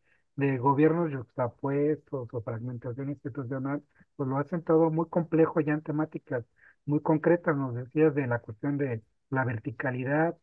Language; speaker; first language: Spanish; native; Spanish